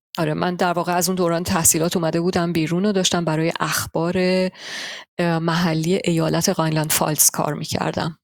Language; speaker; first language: Persian; early bilingual, heritage; Persian